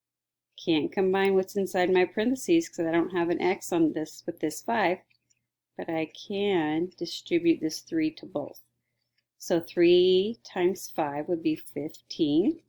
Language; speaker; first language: English; native; English